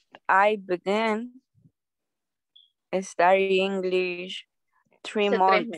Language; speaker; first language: English; non-native, learner; Spanish